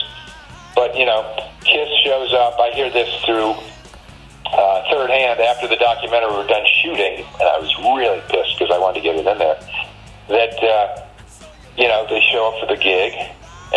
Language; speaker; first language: English; native; English